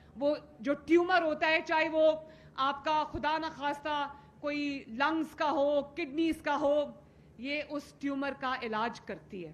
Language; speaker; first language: Urdu; native; Urdu